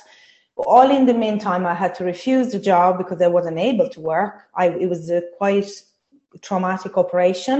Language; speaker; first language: English; non-native, fluent; Italian